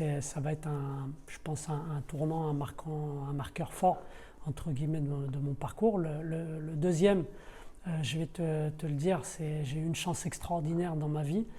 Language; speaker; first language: French; early bilingual, other home language; Arabic